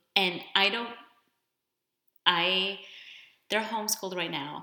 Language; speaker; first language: English; early bilingual, other home language; Spanish